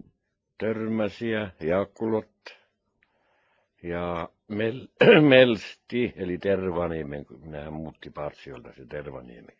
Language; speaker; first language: Finnish; non-native, local second language; Norwegian